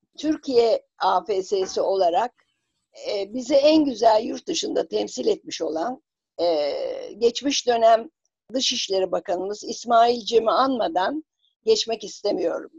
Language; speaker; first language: Turkish; native; Turkish